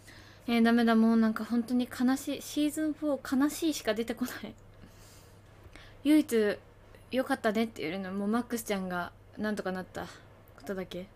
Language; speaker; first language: Japanese; native; Japanese